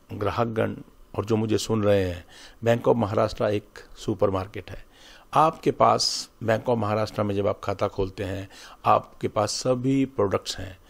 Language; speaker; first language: Hindi; native; Hindi